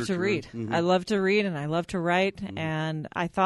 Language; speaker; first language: English; native; English